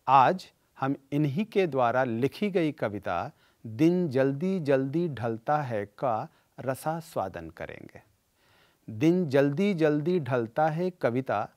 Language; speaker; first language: Hindi; native; Hindi